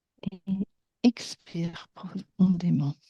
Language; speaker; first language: French; native; French